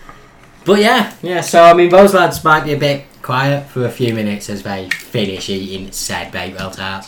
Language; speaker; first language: English; native; English